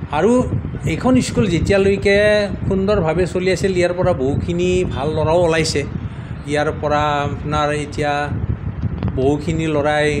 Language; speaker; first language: Assamese; non-native, local second language; Bodo